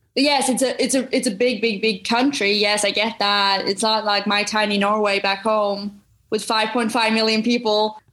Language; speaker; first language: English; non-native, fluent; Norwegian